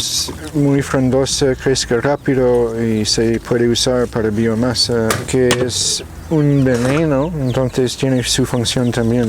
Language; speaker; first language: Spanish; non-native, fluent; English